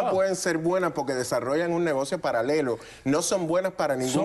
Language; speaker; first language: Spanish; native; Spanish